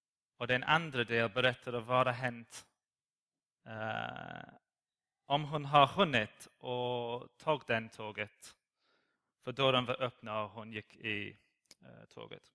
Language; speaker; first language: Swedish; non-native, learner; English